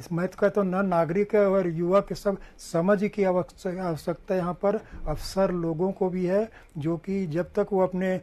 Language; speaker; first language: Hindi; native; Hindi